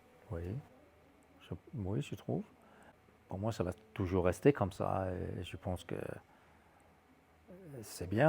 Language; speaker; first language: French; non-native, fluent; Danish